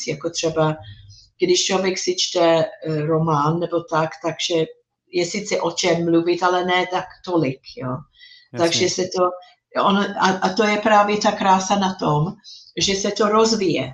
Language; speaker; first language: Czech; non-native, fluent; English